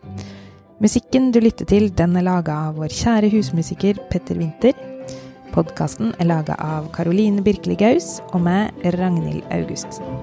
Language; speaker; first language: Norwegian; native; Norwegian